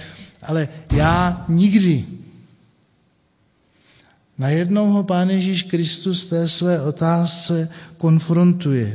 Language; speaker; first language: Czech; native; Czech